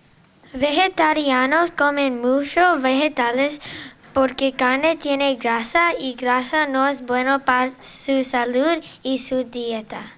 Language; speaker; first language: Spanish; non-native, learner; English